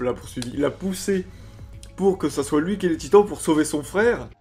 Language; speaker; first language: French; native; French